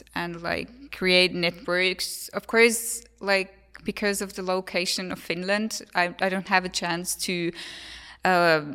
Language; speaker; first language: English; non-native, fluent; Finnish